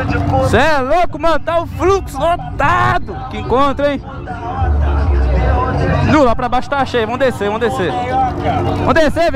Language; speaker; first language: Portuguese; native; Portuguese